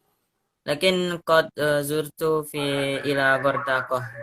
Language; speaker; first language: Arabic; non-native, learner; Indonesian